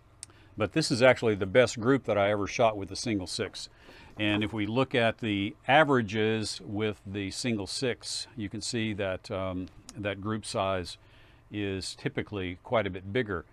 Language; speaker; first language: English; native; English